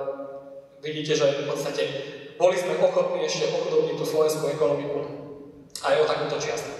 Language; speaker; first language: Slovak; native; Slovak